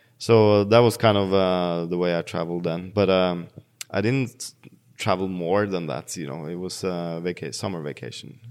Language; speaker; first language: English; non-native, fluent; Norwegian